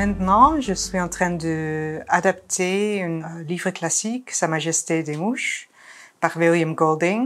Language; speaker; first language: French; non-native, fluent; Dutch